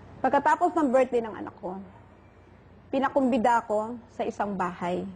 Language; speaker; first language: Filipino; native; Filipino